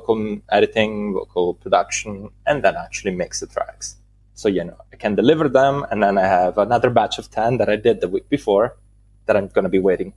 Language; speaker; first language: English; non-native, fluent; Italian